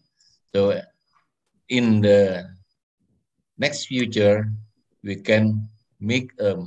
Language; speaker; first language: English; non-native, fluent; Indonesian